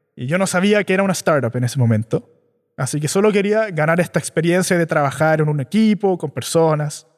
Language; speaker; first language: Spanish; native; Spanish